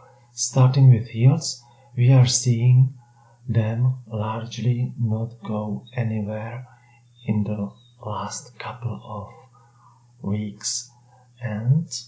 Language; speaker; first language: English; non-native, fluent; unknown